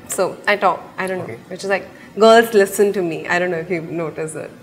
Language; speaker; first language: English; non-native, local second language; Hindi